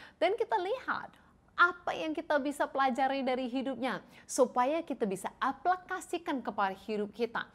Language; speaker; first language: Indonesian; non-native, fluent; English